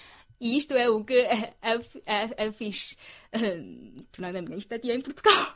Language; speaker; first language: Portuguese; non-native, fluent; Chinese